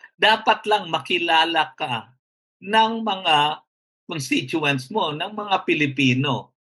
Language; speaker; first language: Filipino; non-native, local second language; Hiligaynon